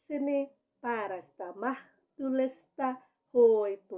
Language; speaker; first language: Finnish; non-native, learner; Cebuano